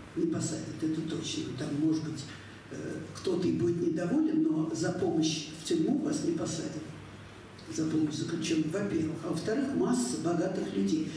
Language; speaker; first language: Russian; native; Russian